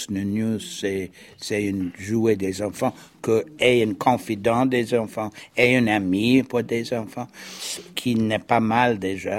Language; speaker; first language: French; non-native, fluent; English